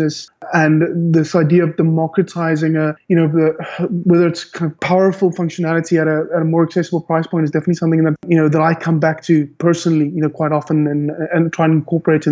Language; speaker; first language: English; native; English